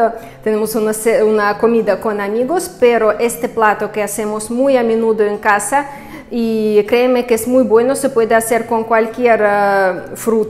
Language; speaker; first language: Spanish; non-native, fluent; Russian